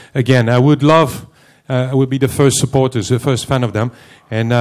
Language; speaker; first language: English; non-native, fluent; French